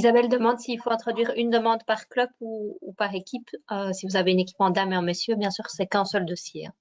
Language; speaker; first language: French; native; French